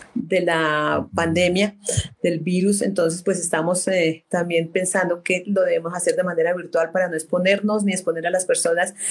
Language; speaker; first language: Spanish; native; Spanish